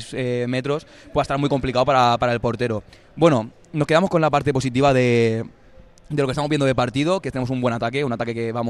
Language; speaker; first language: Spanish; native; Spanish